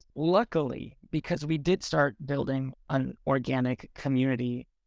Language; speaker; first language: English; native; English